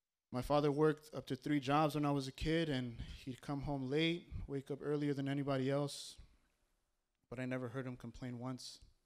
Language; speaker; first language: English; early bilingual, other home language; Spanish